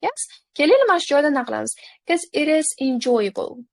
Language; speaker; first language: English; non-native, fluent; Uzbek